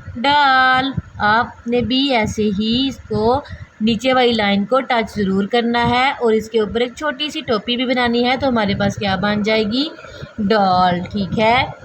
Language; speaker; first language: Urdu; non-native, local second language; Punjabi